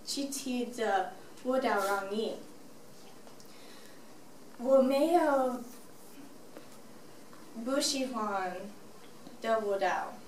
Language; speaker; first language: Chinese; non-native, learner; English